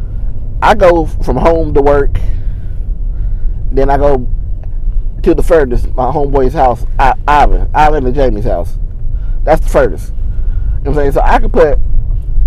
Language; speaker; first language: English; native; English